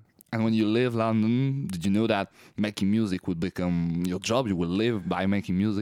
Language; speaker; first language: English; non-native, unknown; French